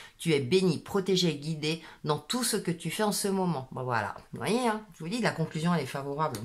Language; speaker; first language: French; native; French